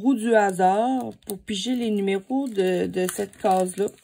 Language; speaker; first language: French; native; French